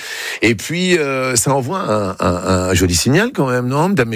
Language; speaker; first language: French; native; French